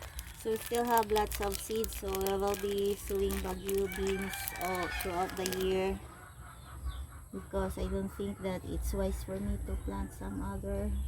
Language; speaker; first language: English; non-native, local second language; Filipino